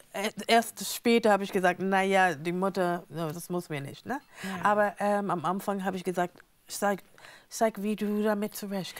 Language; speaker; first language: German; non-native, fluent; English